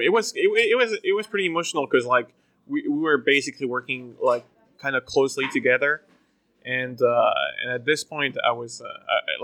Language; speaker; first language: English; non-native, fluent; French